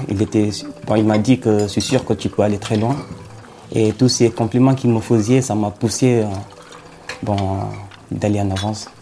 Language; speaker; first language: French; non-native, fluent; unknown